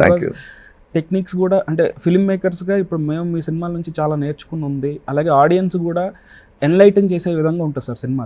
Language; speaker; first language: Telugu; native; Telugu